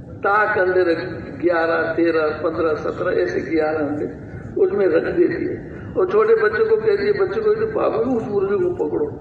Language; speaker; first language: Urdu; non-native, local second language; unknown